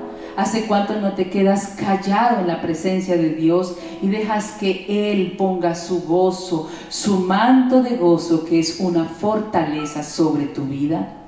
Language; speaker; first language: Spanish; native; Spanish